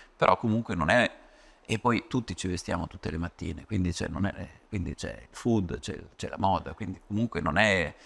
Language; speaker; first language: Italian; native; Italian